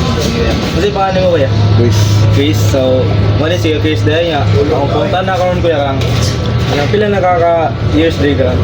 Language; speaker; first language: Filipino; non-native, local second language; Cebuano